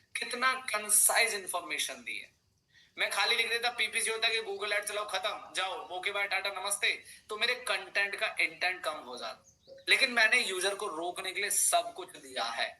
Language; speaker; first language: Hindi; native; Hindi